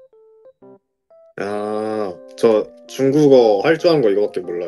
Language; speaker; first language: Korean; native; Korean